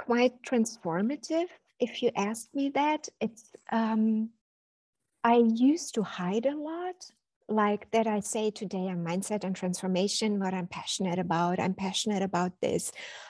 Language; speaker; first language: English; non-native, fluent; German